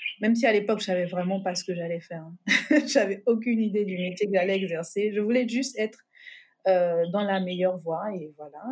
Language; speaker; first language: French; native; French